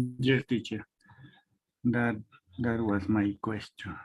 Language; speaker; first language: English; non-native, learner; Spanish